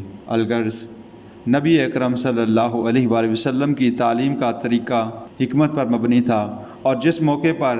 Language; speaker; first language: Urdu; native; Urdu